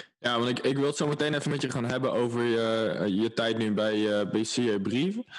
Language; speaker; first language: Dutch; native; Dutch